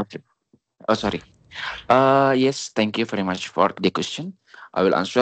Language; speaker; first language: English; non-native, learner; Indonesian